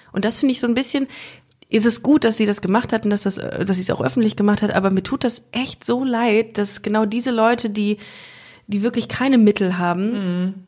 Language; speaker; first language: German; native; German